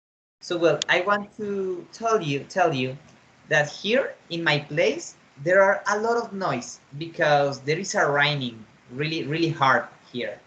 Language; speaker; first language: English; non-native, learner; Spanish